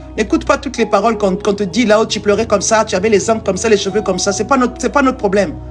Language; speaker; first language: French; non-native, local second language; Lingala